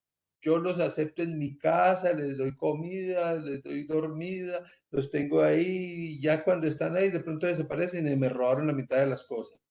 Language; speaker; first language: Spanish; native; Spanish